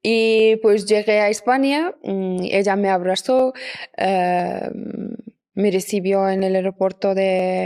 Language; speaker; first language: Spanish; non-native, fluent; Persian